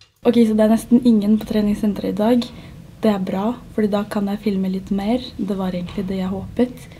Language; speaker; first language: Norwegian; non-native, fluent; French